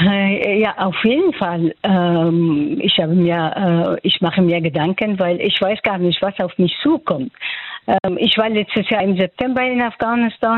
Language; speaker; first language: German; non-native, fluent; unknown